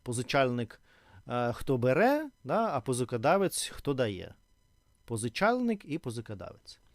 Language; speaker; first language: Ukrainian; non-native, learner; Russian